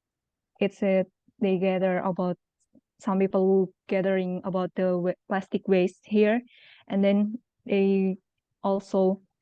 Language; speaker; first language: English; non-native, local second language; Indonesian